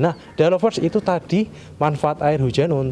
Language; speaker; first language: Indonesian; native; Indonesian